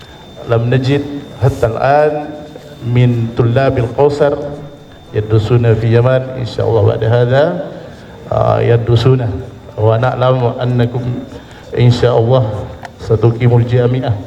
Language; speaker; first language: Arabic; non-native, fluent; Indonesian